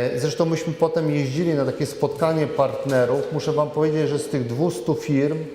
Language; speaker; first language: Polish; native; Polish